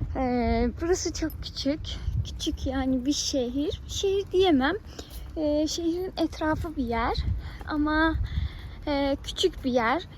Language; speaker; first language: Turkish; non-native, fluent; Persian